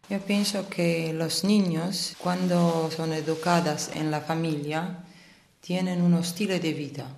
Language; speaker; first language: Spanish; non-native, fluent; Armenian